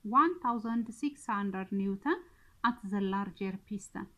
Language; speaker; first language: English; non-native, local second language; Amharic